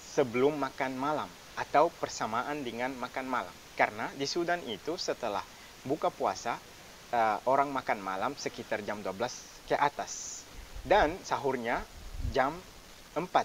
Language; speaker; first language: Indonesian; non-native, fluent; Arabic